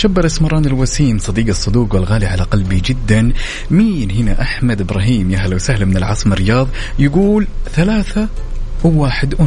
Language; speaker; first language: Arabic; native; Arabic